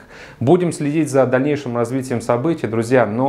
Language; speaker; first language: Russian; native; Russian